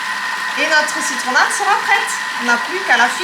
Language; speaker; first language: French; native; French